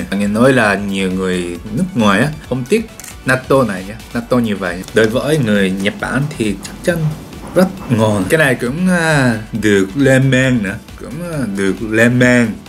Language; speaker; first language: Vietnamese; non-native, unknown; Japanese